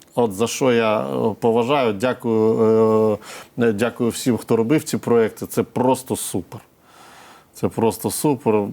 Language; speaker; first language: Ukrainian; non-native, local second language; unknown